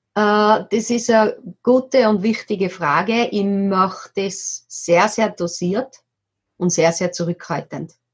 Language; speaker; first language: German; native; German